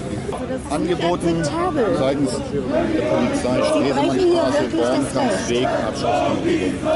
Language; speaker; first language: German; native; German